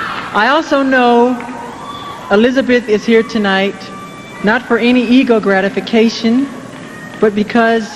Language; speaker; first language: English; native; English